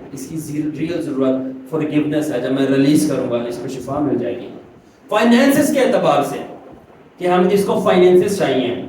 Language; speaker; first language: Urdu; non-native, local second language; Punjabi